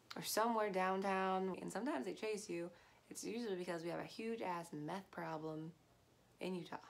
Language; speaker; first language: English; native; English